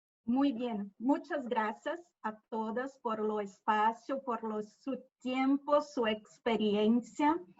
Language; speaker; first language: Spanish; non-native, fluent; Portuguese